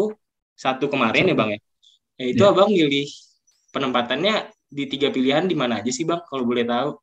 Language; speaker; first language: Indonesian; native; Indonesian